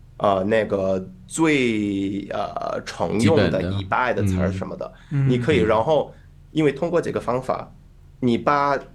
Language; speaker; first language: Chinese; non-native, fluent; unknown